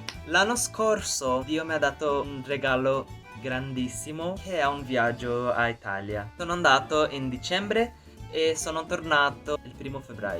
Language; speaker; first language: Italian; non-native, learner; Portuguese